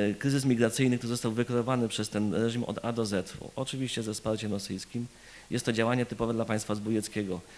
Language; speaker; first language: Polish; native; Polish